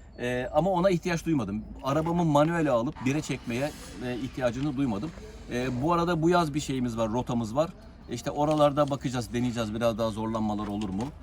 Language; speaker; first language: Turkish; early bilingual, heritage; Turkish